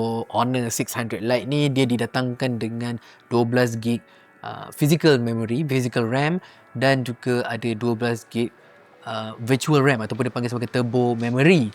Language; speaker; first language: Malay; native; Malay